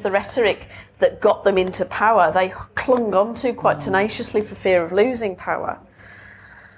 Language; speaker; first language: English; native; English